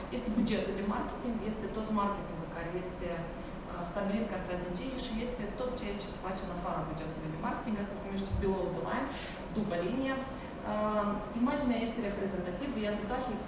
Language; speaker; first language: Romanian; native; Romanian